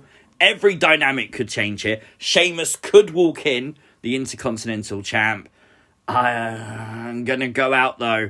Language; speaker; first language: English; native; English